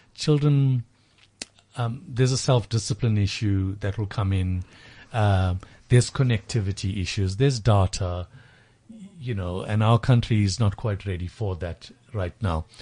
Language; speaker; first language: English; native; English